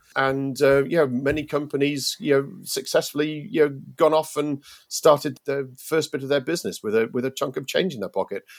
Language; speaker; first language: English; native; English